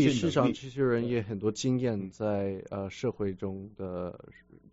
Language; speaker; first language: Chinese; early bilingual, heritage; Chinese